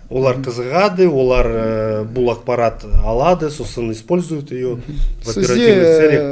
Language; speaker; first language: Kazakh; non-native, local second language; Russian